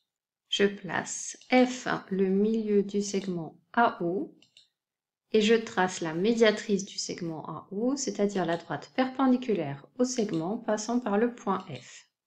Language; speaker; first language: French; native; French